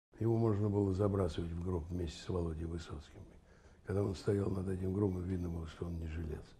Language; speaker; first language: Russian; native; Russian